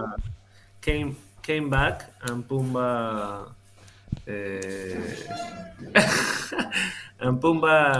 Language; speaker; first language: English; non-native, learner; Spanish